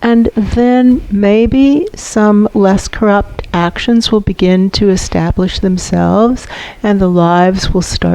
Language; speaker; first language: English; native; English